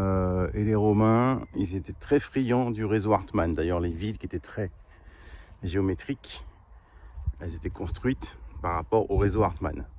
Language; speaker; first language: French; native; French